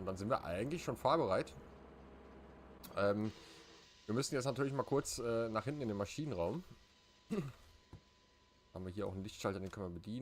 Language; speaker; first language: German; native; German